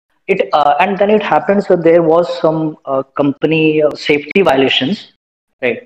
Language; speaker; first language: English; non-native, local second language; Hindi